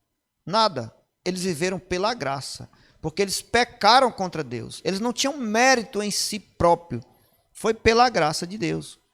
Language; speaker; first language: Portuguese; native; Portuguese